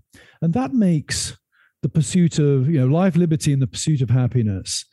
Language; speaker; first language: English; native; English